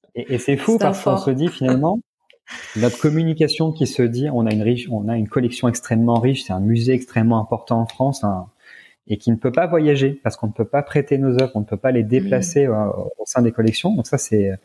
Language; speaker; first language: French; native; French